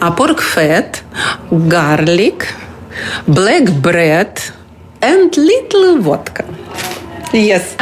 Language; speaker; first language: English; non-native, learner; Russian